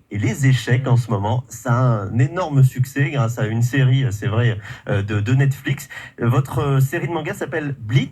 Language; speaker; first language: French; native; French